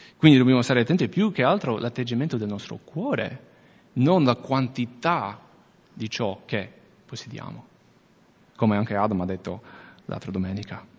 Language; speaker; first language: Italian; non-native, fluent; English